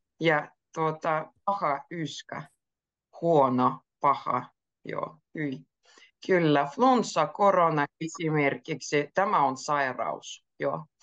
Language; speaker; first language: Finnish; native; Finnish